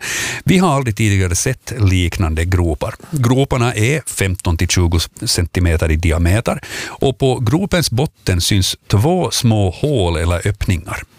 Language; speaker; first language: Swedish; native; Swedish